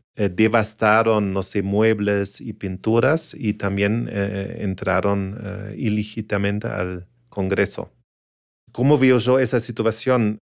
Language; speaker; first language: Spanish; non-native, fluent; German